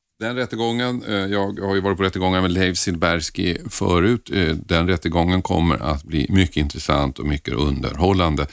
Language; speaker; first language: Swedish; native; Swedish